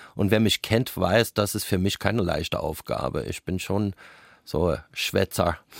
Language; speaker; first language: German; non-native, fluent; English